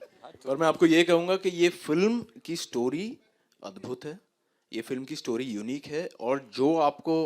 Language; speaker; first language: Hindi; native; Hindi